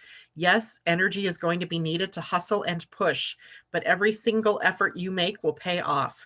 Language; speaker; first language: English; native; English